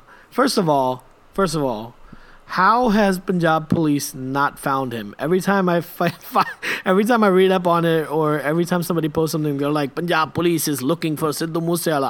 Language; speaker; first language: English; native; English